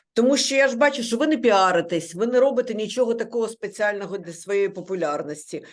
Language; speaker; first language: Ukrainian; non-native, local second language; Russian